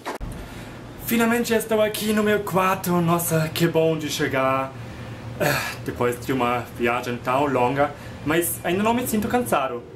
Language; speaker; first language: Portuguese; non-native, fluent; German